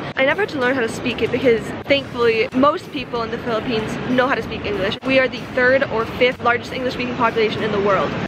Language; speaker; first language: English; native; English